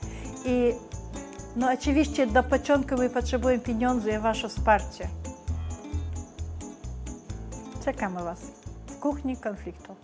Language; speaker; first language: Polish; non-native, learner; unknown